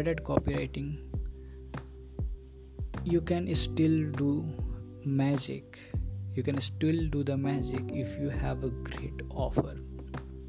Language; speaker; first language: English; non-native, local second language; Hindi